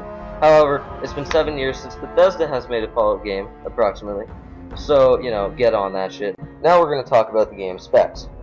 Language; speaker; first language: English; native; English